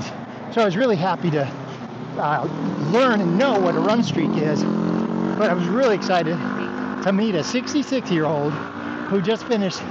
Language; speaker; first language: English; native; English